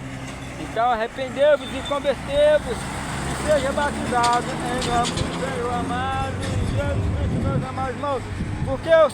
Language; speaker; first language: Portuguese; native; Portuguese